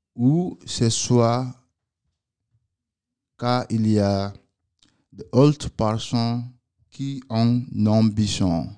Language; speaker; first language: French; non-native, learner; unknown